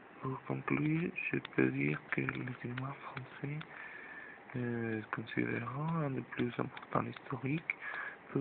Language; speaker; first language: French; non-native, learner; Spanish